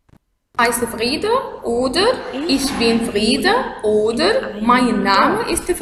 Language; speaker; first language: German; non-native, learner; Arabic